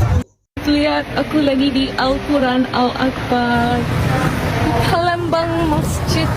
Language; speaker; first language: Indonesian; non-native, learner; Persian